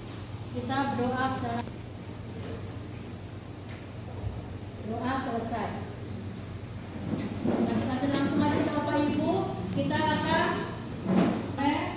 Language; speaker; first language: Indonesian; native; Indonesian